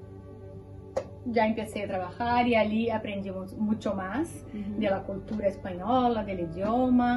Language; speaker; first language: Spanish; non-native, fluent; Portuguese